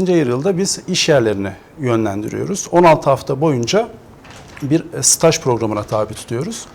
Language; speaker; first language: Turkish; native; Turkish